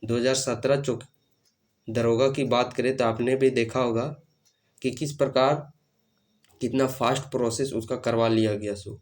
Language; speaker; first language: Hindi; native; Hindi